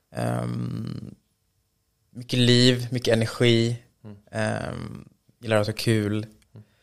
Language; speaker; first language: Swedish; native; Swedish